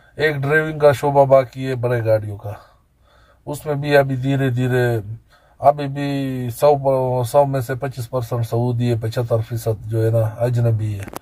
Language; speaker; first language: Urdu; non-native, local second language; Pashto